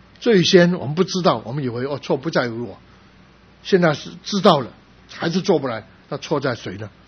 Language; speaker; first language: Chinese; non-native, local second language; Cantonese